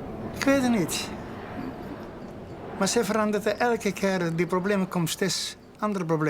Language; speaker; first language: Dutch; non-native, learner; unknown